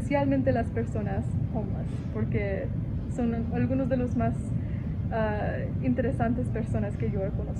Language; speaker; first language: Spanish; early bilingual, heritage; Spanish